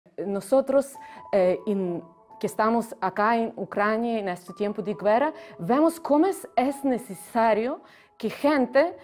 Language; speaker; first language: Spanish; non-native, fluent; Ukrainian